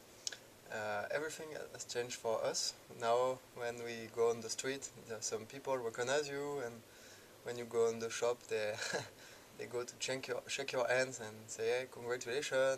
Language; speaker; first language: English; non-native, learner; French